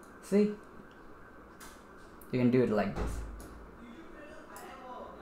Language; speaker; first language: English; non-native, fluent; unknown